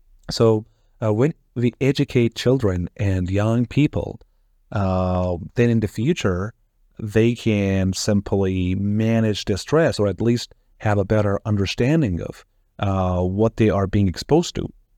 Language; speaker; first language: English; non-native, fluent; Persian